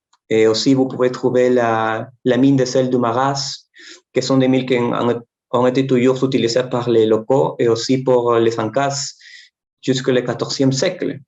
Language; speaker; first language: French; non-native, fluent; Spanish